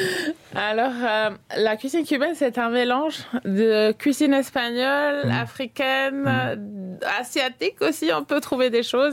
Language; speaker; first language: French; early bilingual, other home language; Spanish